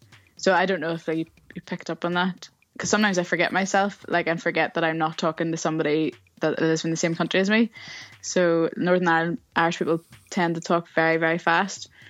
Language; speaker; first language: English; native; English